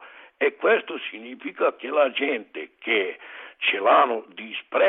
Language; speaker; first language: Italian; non-native, learner; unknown